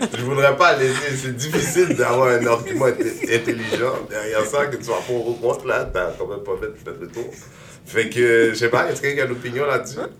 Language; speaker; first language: French; native; French